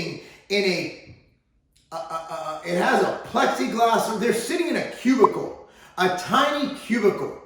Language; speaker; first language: English; native; English